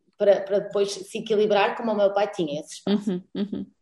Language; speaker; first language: Portuguese; native; Portuguese